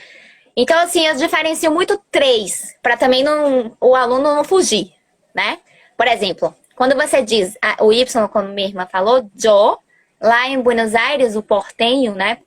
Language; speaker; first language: Portuguese; early bilingual, other home language; Spanish